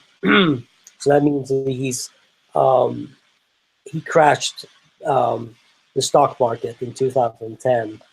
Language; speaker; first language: English; non-native, fluent; Swedish